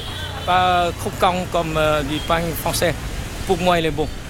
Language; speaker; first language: French; non-native, fluent; Vietnamese